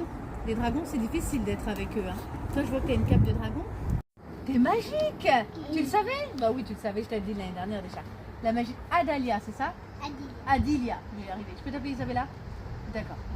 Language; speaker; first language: French; native; French